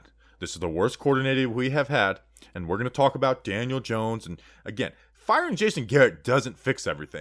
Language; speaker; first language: English; native; English